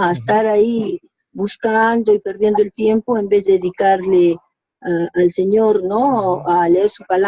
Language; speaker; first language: Spanish; non-native, fluent; English